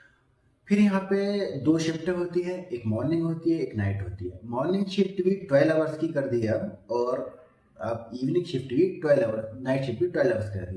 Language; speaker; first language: Hindi; native; Hindi